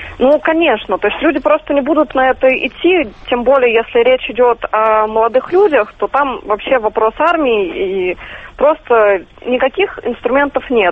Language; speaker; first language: Russian; native; Russian